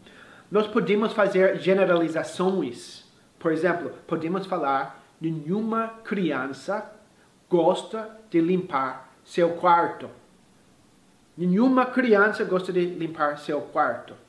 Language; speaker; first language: Portuguese; non-native, fluent; English